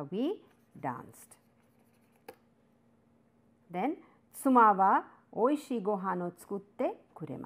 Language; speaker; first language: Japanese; non-native, learner; English